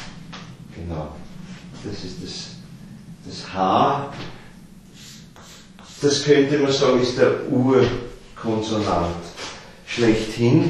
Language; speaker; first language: German; native; German